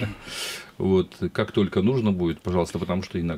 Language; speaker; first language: Russian; native; Russian